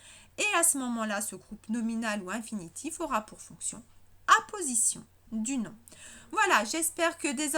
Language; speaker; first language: French; native; French